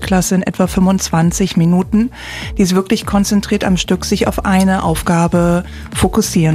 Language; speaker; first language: German; native; German